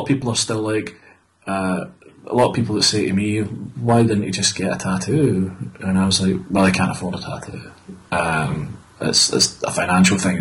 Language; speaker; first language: English; native; English